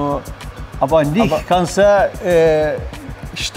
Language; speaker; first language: German; non-native, learner; Turkish